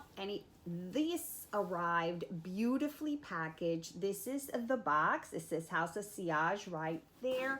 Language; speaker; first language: English; native; English